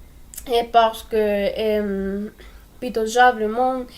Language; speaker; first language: French; non-native, learner; Spanish